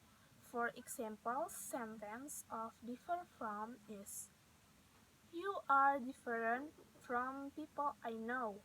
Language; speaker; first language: English; non-native, learner; Indonesian